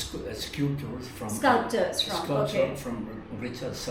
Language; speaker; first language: English; non-native, learner; Spanish